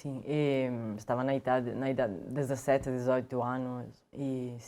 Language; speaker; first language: Portuguese; non-native, fluent; Italian